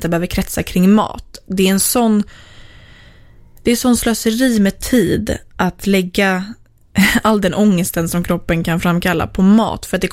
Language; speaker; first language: Swedish; native; Swedish